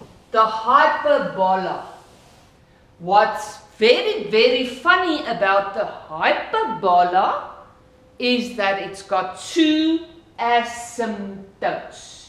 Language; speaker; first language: English; non-native, local second language; Afrikaans